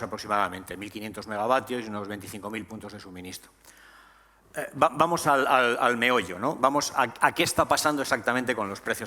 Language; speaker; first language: Spanish; native; Spanish